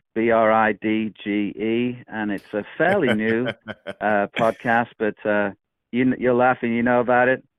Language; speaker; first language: English; native; English